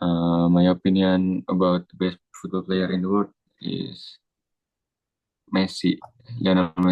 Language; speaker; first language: English; non-native, learner; Indonesian